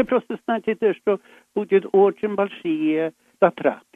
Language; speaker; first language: Russian; non-native, fluent; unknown